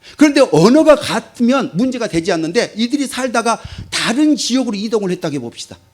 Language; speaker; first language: Korean; native; Korean